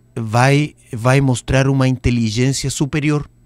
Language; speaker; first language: Portuguese; non-native, learner; Spanish